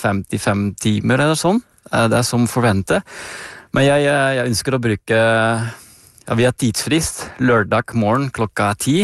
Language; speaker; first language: Norwegian; non-native, fluent; Dutch